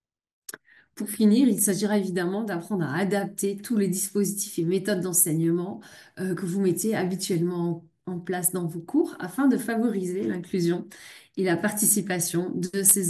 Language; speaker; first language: French; native; French